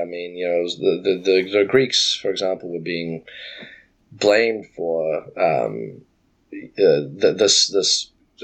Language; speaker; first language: English; native; English